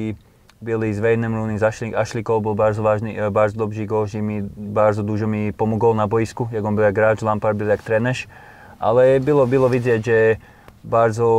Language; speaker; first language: Polish; non-native, learner; Slovak